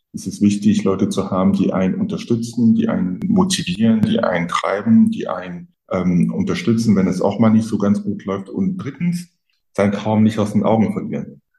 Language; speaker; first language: German; early bilingual, other home language; French